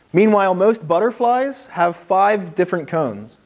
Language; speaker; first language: English; native; English